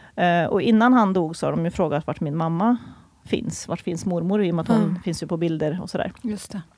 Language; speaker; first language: Swedish; native; Swedish